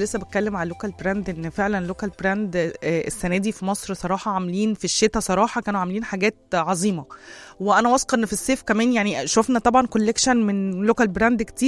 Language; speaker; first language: Arabic; native; Arabic